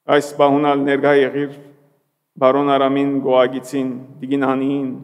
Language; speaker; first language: Armenian; early bilingual, heritage; Armenian